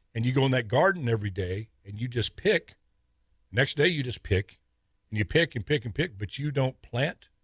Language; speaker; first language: English; native; English